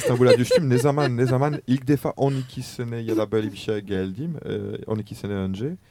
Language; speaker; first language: Turkish; non-native, learner; French